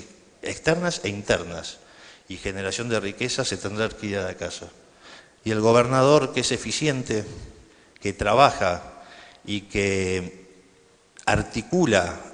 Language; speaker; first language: Spanish; native; Spanish